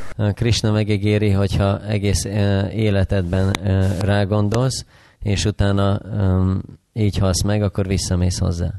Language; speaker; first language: Hungarian; native; Hungarian